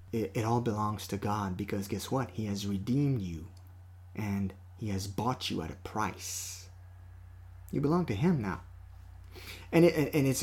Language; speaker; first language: English; non-native, fluent; French